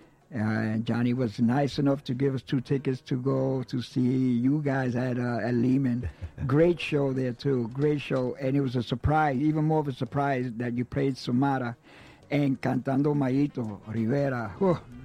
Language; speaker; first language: English; native; English